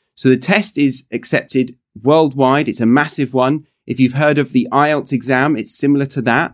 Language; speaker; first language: English; native; English